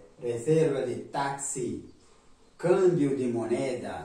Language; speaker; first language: Spanish; non-native, learner; Portuguese